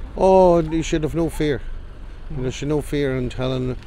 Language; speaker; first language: English; native; English